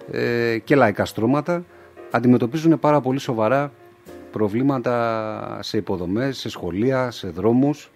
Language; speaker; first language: Greek; native; Greek